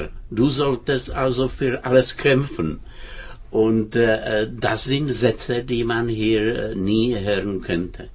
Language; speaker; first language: German; non-native, fluent; Czech